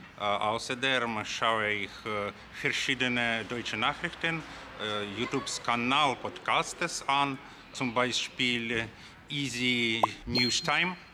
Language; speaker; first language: German; non-native, learner; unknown